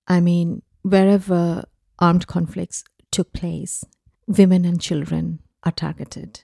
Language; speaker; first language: English; non-native, local second language; Bangla